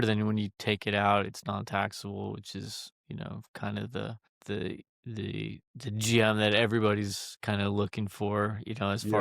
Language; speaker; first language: English; native; English